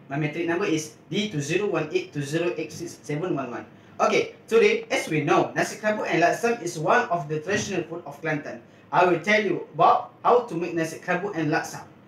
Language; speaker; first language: English; non-native, local second language; Malay